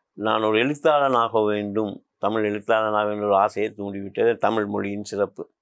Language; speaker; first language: Tamil; non-native, local second language; Memoni